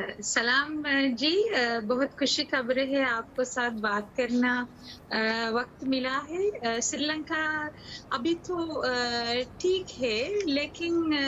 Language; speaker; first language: Hindi; non-native, learner; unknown